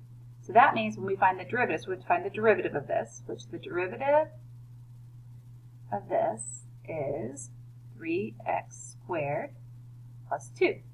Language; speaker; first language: English; native; English